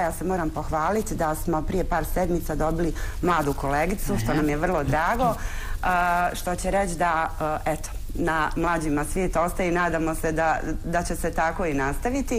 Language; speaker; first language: Bosnian; native; Bosnian